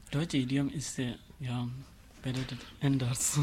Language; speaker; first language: German; non-native, learner; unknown